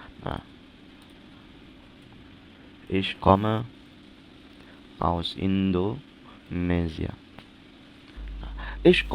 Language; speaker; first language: German; non-native, learner; Indonesian